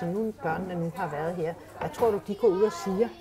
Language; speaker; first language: Danish; native; Danish